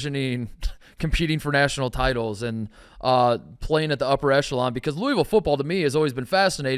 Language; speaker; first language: English; native; English